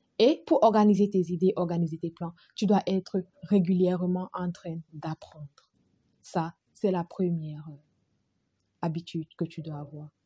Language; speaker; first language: French; non-native, local second language; Fula